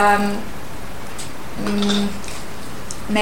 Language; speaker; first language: Icelandic; non-native, learner; English